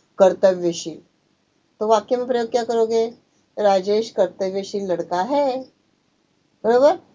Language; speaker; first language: Hindi; non-native, local second language; Marathi